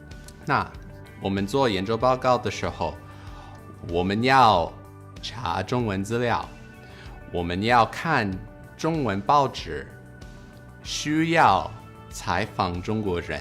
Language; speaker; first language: Chinese; non-native, fluent; English